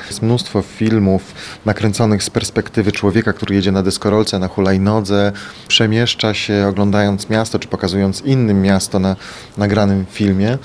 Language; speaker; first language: Polish; native; Polish